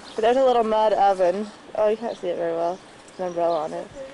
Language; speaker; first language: English; native; English